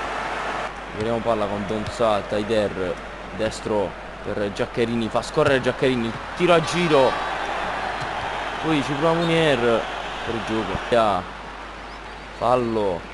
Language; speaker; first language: Italian; native; Italian